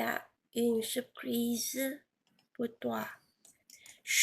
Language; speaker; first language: French; non-native, learner; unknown